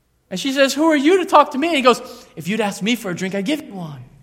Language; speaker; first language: English; native; English